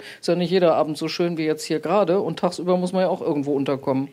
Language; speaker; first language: German; native; German